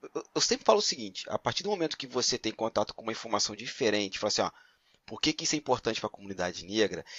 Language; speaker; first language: Portuguese; native; Portuguese